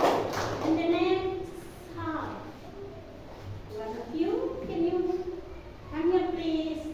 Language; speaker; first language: English; non-native, learner; Indonesian